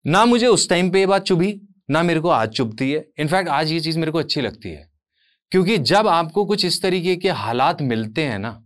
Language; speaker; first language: Hindi; native; Hindi